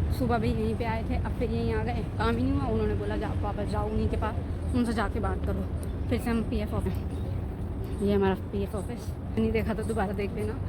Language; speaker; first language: Hindi; native; Hindi